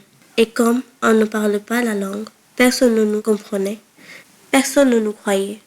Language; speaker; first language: French; early bilingual, other home language; Bangla